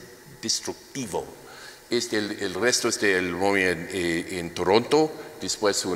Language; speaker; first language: Spanish; non-native, learner; English